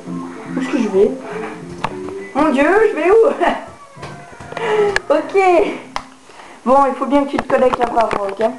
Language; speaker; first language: French; native; French